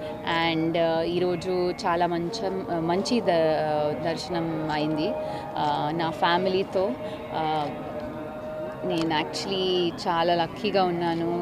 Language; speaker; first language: Telugu; non-native, learner; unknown